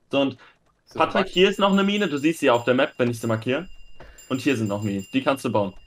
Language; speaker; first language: German; native; German